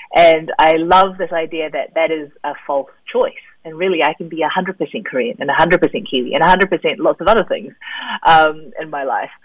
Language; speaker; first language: English; native; English